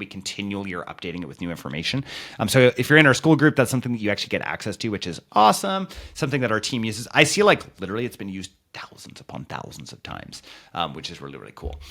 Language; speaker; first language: English; native; English